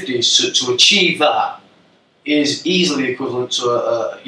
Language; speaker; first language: English; native; English